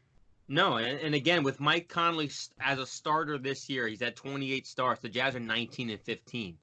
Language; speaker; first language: English; native; English